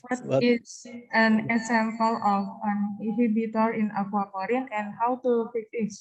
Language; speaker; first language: English; non-native, learner; Indonesian